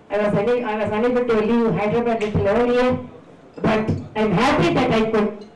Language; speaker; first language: English; non-native, local second language; Tamil